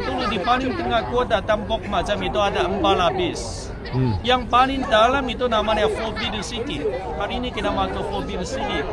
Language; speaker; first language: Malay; non-native, fluent; Chinese